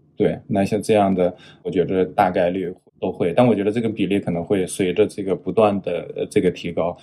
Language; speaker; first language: Chinese; native; Chinese